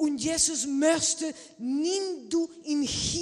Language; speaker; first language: German; non-native, learner; Spanish